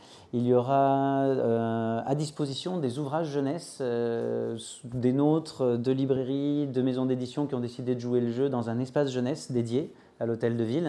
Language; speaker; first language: French; native; French